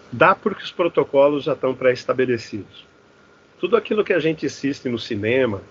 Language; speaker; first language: Portuguese; native; Portuguese